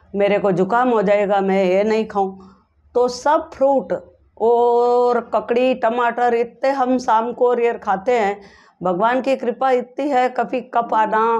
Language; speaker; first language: Hindi; native; Hindi